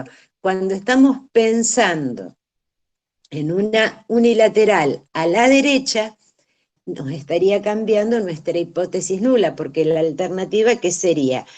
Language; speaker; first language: Spanish; native; Spanish